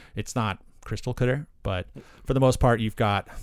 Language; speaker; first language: English; native; English